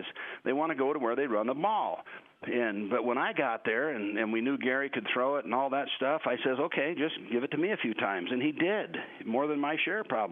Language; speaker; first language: English; native; English